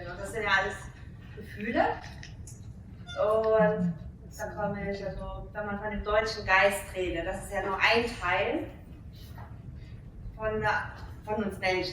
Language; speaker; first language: German; non-native, fluent; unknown